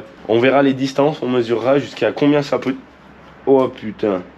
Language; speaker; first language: French; native; French